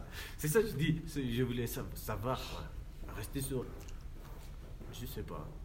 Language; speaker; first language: French; non-native, learner; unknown